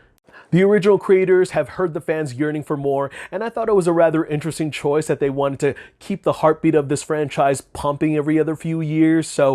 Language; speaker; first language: English; native; English